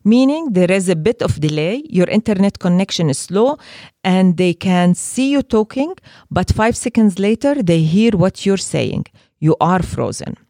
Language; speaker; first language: English; non-native, fluent; Arabic